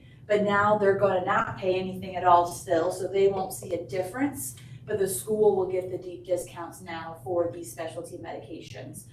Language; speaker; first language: English; native; English